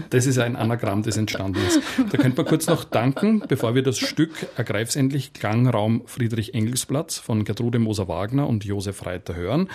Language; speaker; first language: German; native; German